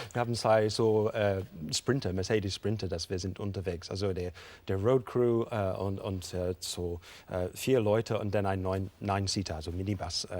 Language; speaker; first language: German; non-native, fluent; English